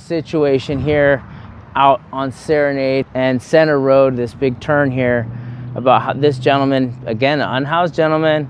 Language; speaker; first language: English; native; English